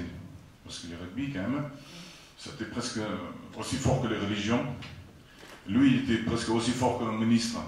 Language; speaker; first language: French; non-native, fluent; Afrikaans